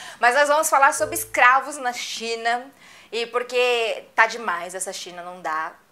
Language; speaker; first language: Portuguese; native; Portuguese